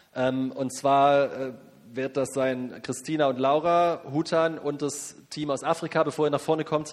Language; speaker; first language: German; native; German